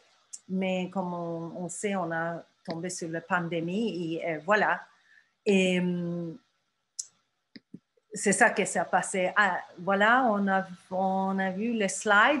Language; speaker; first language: French; non-native, fluent; Turkish